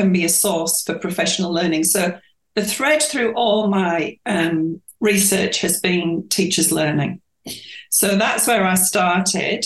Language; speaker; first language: English; native; English